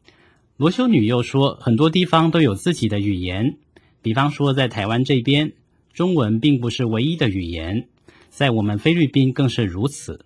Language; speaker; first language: Chinese; native; Chinese